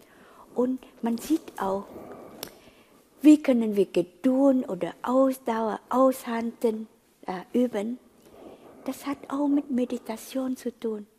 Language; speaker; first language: German; non-native, fluent; Vietnamese